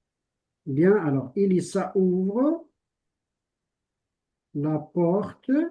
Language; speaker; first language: French; non-native, local second language; Arabic